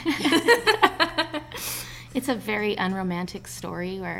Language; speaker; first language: English; native; English